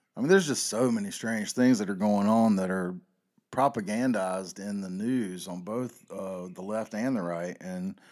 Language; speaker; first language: English; native; English